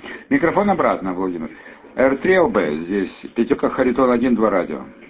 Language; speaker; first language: Russian; native; Russian